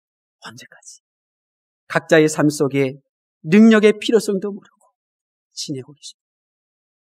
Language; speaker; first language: Korean; native; Korean